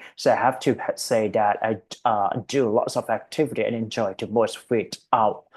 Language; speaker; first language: English; non-native, fluent; Thai